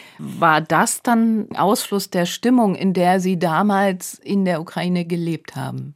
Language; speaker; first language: German; native; German